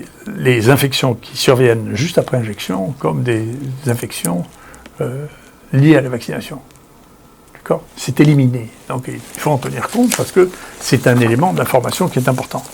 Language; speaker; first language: French; native; French